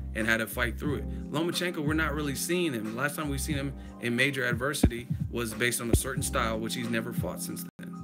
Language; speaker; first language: English; native; English